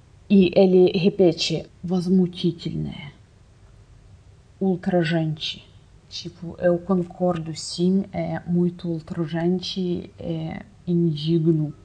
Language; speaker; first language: Portuguese; non-native, fluent; Russian